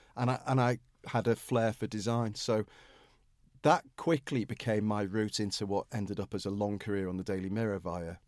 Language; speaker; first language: English; native; English